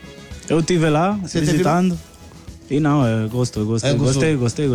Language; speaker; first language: Portuguese; non-native, local second language; Spanish